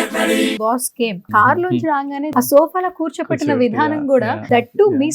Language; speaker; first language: Telugu; native; Telugu